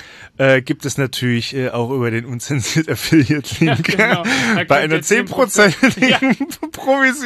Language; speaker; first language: German; native; German